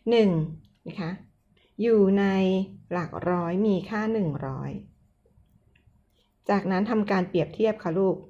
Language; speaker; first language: Thai; native; Thai